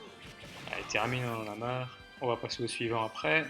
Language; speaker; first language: French; native; French